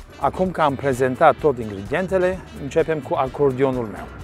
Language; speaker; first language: Romanian; non-native, learner; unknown